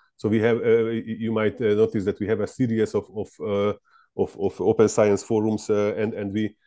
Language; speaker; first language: English; non-native, fluent; Hungarian